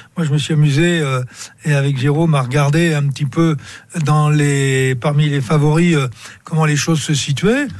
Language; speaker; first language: French; native; French